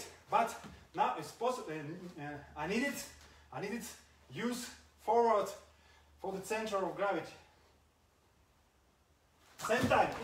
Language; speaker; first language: English; non-native, learner; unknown